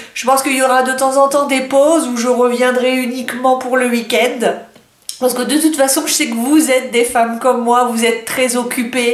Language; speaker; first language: French; native; French